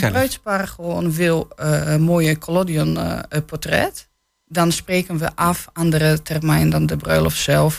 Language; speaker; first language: Dutch; non-native, fluent; Polish